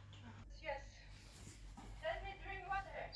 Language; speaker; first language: English; non-native, fluent; Persian